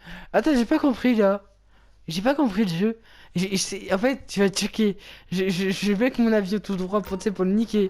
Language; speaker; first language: French; native; French